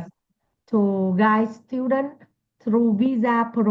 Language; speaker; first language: English; non-native, learner; Vietnamese